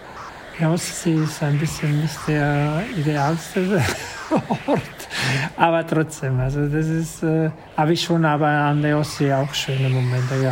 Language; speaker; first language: German; non-native, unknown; Italian